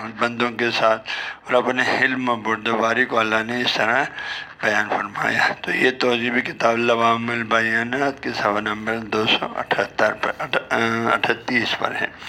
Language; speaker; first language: Urdu; non-native, local second language; Balti